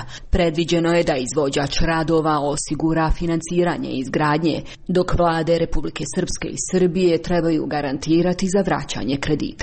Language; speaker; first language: Croatian; native; Croatian